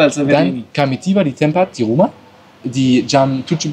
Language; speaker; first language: Indonesian; non-native, learner; German